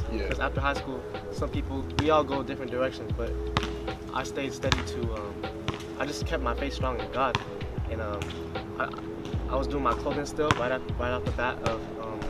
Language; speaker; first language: English; native; English